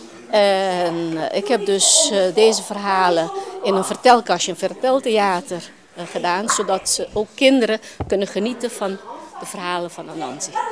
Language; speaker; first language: Dutch; non-native, local second language; Papiamento